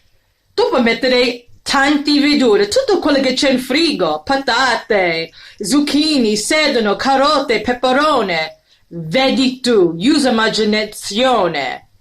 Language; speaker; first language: Italian; non-native, learner; English